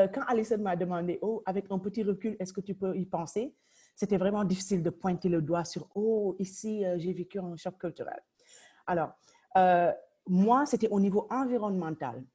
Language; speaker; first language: French; non-native, local second language; Wolof